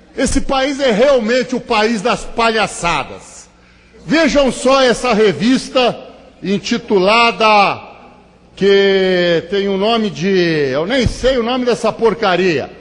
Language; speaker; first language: Portuguese; native; Portuguese